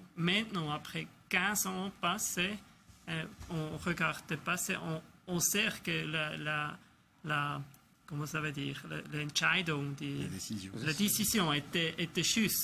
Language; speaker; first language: French; non-native, local second language; German